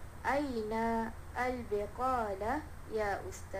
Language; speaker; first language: Arabic; non-native, learner; Malay